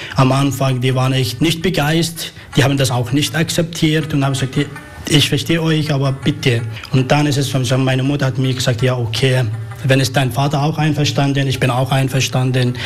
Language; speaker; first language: German; non-native, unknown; Arabic